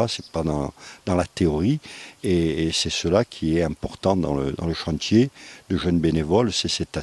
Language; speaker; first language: French; native; French